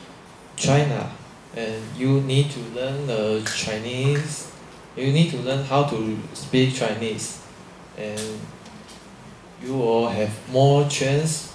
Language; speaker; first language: English; non-native, learner; Chinese